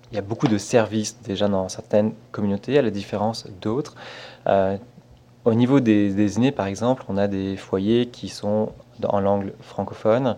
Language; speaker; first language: French; native; French